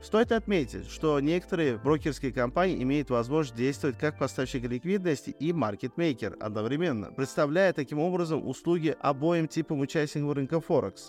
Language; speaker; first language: Russian; native; Russian